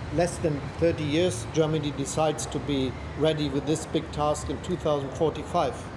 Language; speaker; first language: English; non-native, fluent; German